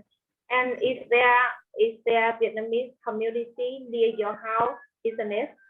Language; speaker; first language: English; non-native, learner; Vietnamese